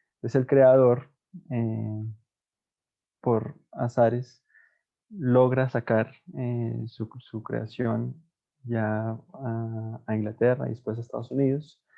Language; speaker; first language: Spanish; native; Spanish